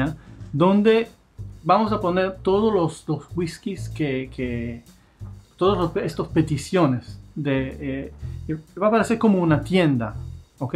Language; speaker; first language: Spanish; non-native, fluent; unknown